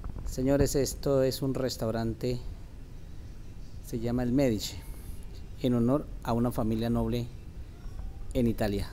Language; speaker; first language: Italian; non-native, learner; Spanish